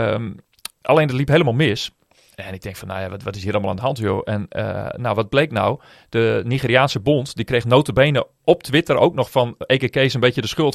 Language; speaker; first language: Dutch; native; Dutch